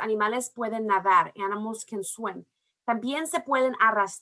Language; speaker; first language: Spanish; early bilingual, heritage; Spanish